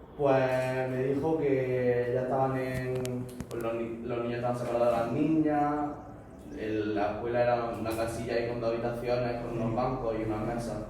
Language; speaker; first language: Spanish; native; Spanish